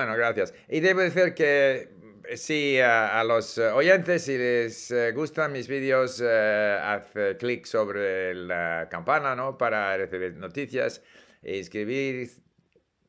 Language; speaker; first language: Spanish; non-native, fluent; English